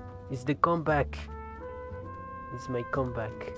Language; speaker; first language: English; non-native, fluent; Spanish